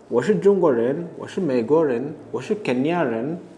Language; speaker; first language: Chinese; non-native, fluent; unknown